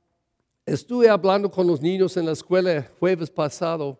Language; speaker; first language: Spanish; early bilingual, heritage; English